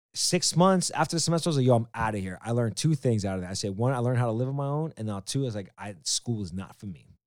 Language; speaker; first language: English; native; English